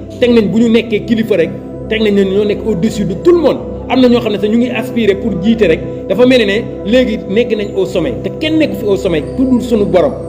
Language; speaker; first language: Wolof; native; Wolof